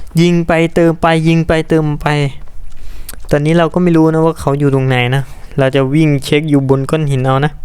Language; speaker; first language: Thai; native; Thai